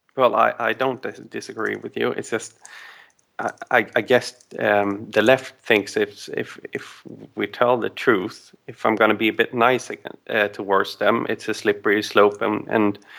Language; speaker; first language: English; non-native, fluent; Swedish